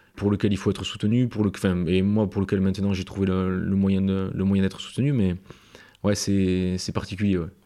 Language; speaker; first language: French; native; French